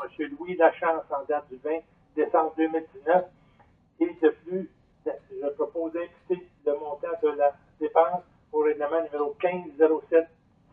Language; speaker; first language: French; native; French